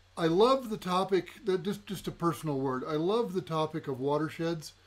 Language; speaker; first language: English; native; English